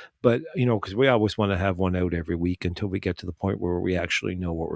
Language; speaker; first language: English; native; English